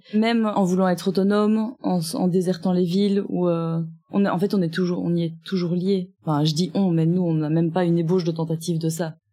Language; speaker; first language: French; native; French